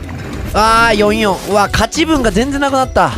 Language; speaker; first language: Japanese; native; Japanese